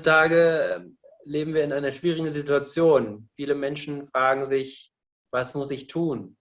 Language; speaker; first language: German; non-native, fluent; Indonesian